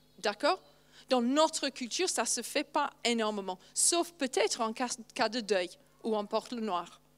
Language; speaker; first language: French; non-native, fluent; English